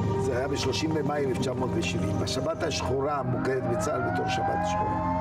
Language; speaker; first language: Hebrew; non-native, fluent; Spanish